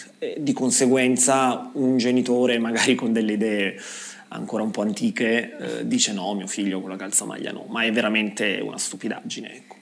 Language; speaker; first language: Italian; native; Italian